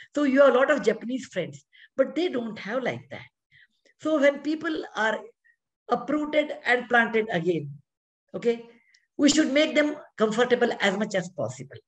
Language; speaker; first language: English; non-native, local second language; Kannada